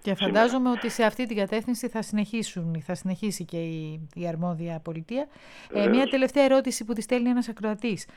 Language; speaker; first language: Greek; native; Greek